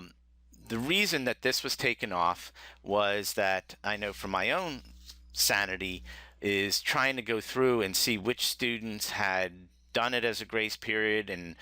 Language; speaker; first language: English; native; English